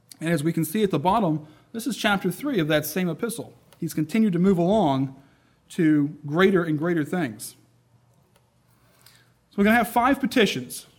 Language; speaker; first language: English; native; English